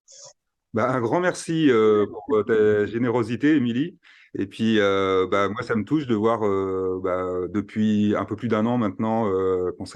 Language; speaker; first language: French; native; French